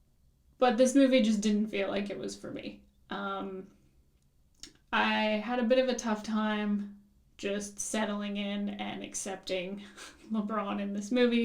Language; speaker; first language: English; native; English